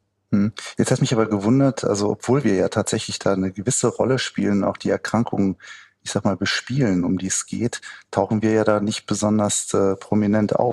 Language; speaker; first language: German; native; German